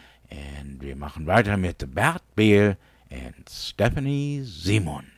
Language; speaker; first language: German; early bilingual, heritage; English